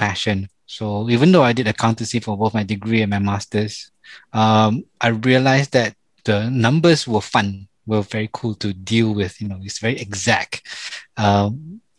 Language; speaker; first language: English; non-native, local second language; Malay